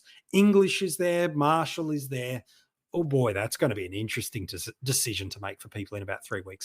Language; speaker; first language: English; native; English